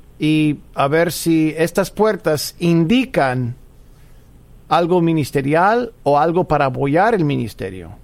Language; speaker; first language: Spanish; non-native, fluent; English